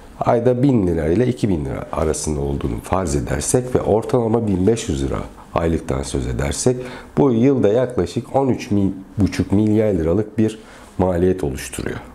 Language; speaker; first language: Turkish; native; Turkish